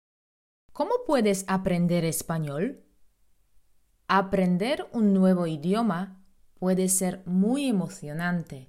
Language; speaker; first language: Spanish; non-native, fluent; Polish